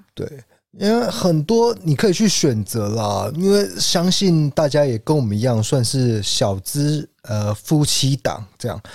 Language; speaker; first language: Chinese; native; Chinese